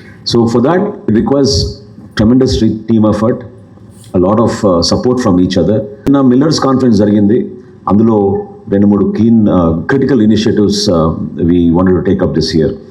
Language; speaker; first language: English; non-native, local second language; Telugu